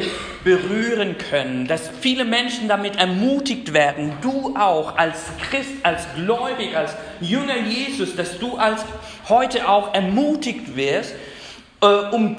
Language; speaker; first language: German; non-native, fluent; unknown